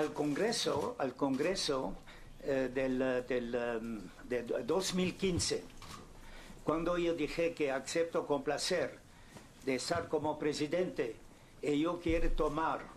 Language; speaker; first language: Spanish; non-native, fluent; German